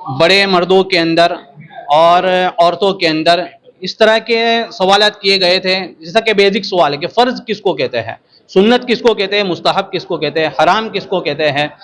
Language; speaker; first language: Urdu; non-native, local second language; Gujarati